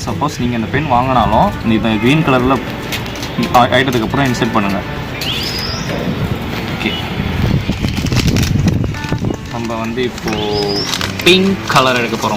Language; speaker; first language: Tamil; native; Tamil